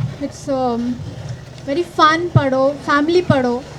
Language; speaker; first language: Tamil; non-native, learner; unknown